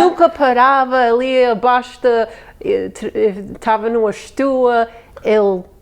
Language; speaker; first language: Portuguese; early bilingual, heritage; Portuguese